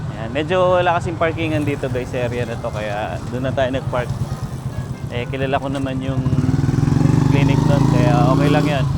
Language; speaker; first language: Filipino; native; Filipino